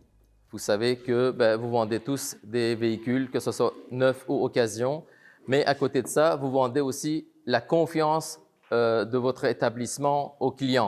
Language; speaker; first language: French; native; French